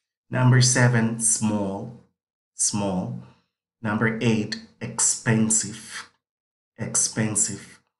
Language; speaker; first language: English; non-native, fluent; Spanish